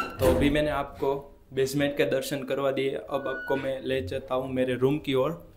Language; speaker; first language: Hindi; non-native, local second language; Gujarati